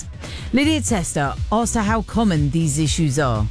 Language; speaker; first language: English; native; English